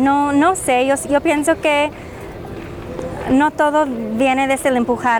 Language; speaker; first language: Spanish; non-native, fluent; English